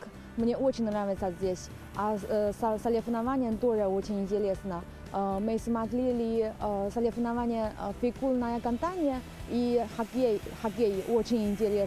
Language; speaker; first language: Russian; non-native, learner; Chinese